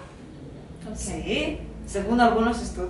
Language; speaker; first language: Spanish; non-native, fluent; Russian